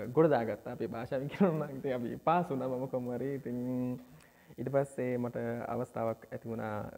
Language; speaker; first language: Sinhala; early bilingual, other home language; Nepali